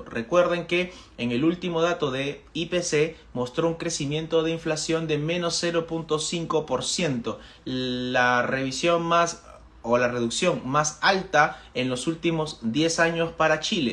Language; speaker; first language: Spanish; native; Spanish